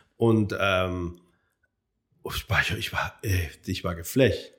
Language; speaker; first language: German; non-native, fluent; Spanish